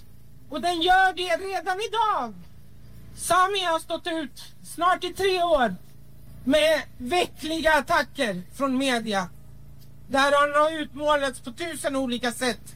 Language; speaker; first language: Swedish; early bilingual, other home language; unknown